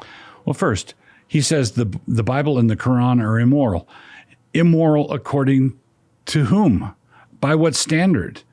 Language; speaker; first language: English; native; English